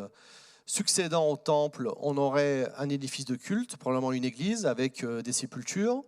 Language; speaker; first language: French; native; French